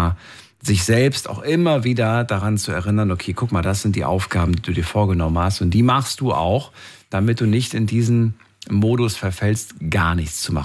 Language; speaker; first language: German; native; German